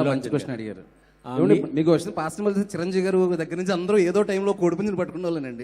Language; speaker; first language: Telugu; native; Telugu